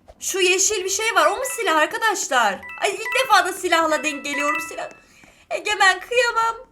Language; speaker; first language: Turkish; native; Turkish